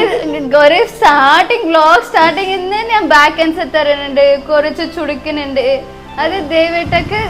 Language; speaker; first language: Malayalam; non-native, learner; Tamil